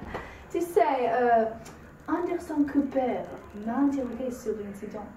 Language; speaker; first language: French; non-native, learner; English